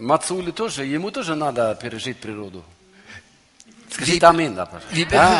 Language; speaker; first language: Russian; non-native, learner; Norwegian